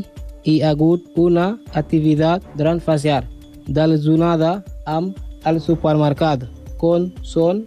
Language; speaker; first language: Catalan; non-native, learner; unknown